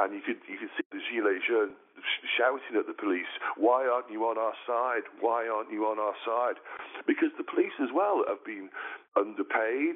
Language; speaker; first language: English; native; English